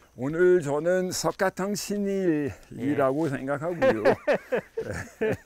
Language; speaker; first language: Korean; non-native, fluent; French